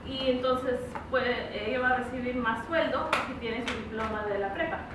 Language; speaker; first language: Spanish; early bilingual, other home language; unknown